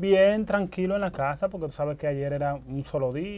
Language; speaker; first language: Spanish; native; Spanish